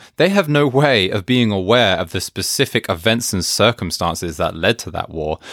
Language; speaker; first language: English; native; English